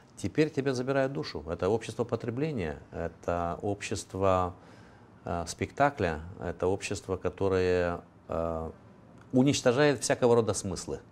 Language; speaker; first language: Russian; non-native, local second language; Romanian